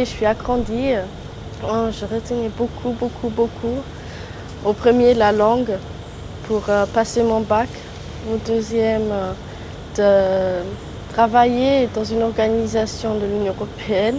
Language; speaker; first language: French; non-native, learner; Luxembourgish